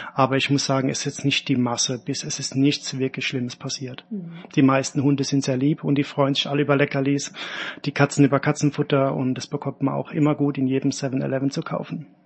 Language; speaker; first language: German; native; German